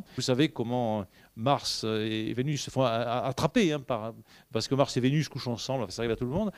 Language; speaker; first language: French; native; French